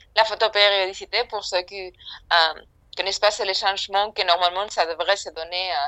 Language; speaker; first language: French; non-native, fluent; Spanish